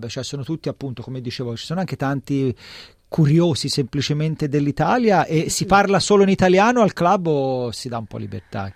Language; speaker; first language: Italian; native; Italian